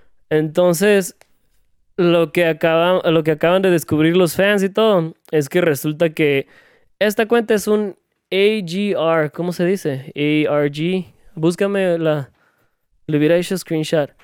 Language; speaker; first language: Spanish; native; Spanish